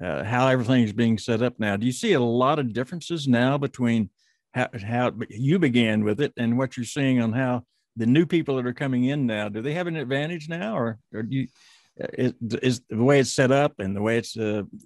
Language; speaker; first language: English; native; English